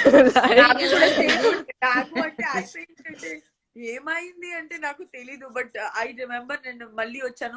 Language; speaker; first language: Telugu; non-native, local second language; Gujarati